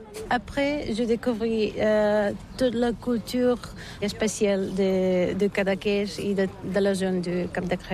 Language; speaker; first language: French; non-native, learner; Bulgarian